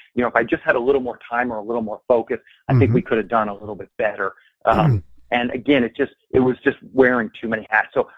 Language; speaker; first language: English; native; English